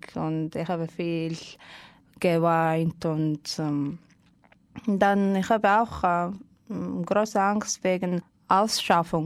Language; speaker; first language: German; non-native, learner; Mongolian